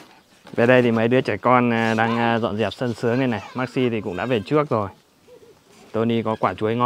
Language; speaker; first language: Vietnamese; native; Vietnamese